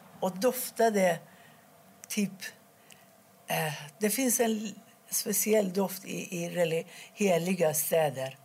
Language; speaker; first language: Swedish; non-native, fluent; Persian